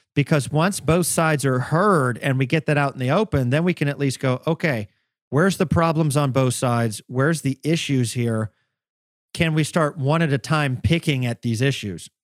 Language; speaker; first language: English; native; English